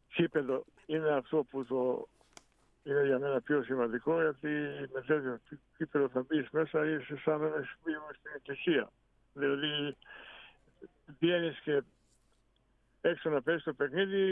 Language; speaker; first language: Greek; non-native, fluent; Bosnian